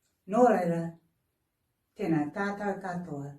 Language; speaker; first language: Māori; non-native, local second language; English